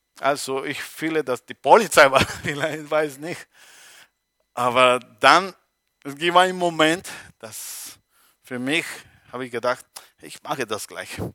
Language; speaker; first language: German; non-native, learner; Spanish